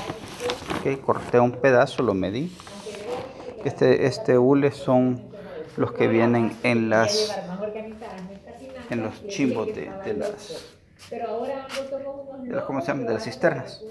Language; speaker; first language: Spanish; native; Spanish